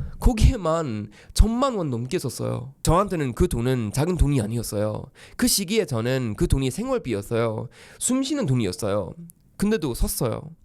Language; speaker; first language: Korean; non-native, fluent; Swedish